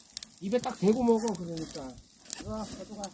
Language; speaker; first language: Korean; native; Korean